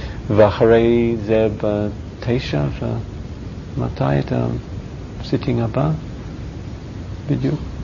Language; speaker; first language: Hebrew; non-native, learner; English